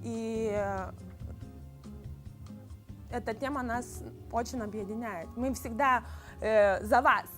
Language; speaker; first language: Russian; non-native, fluent; Lithuanian